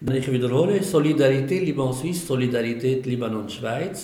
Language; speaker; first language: German; non-native, fluent; Arabic